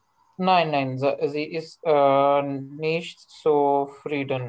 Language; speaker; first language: German; non-native, learner; Hindi